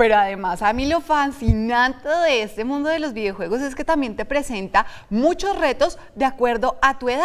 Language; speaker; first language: Spanish; native; Spanish